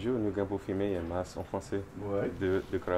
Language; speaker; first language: French; non-native, learner; English